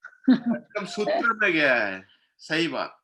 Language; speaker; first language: Hindi; non-native, local second language; Manipuri